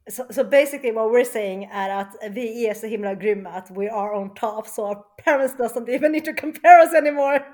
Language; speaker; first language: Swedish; early bilingual, other home language; Chinese